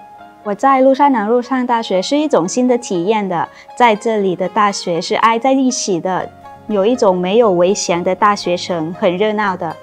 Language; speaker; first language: Chinese; non-native, fluent; Thai